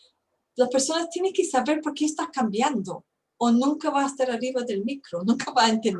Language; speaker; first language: Spanish; non-native, fluent; English